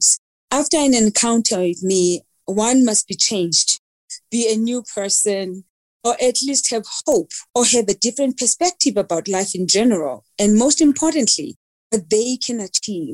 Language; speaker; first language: English; non-native, local second language; Xhosa